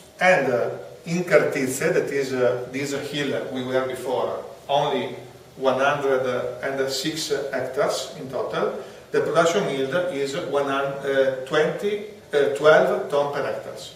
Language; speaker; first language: English; non-native, fluent; Italian